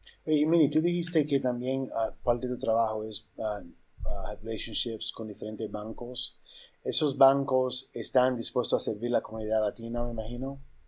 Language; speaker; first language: Spanish; native; Spanish